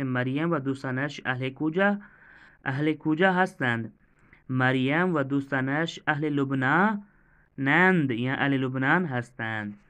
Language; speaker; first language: Persian; non-native, fluent; Urdu